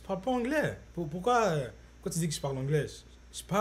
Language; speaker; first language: French; native; French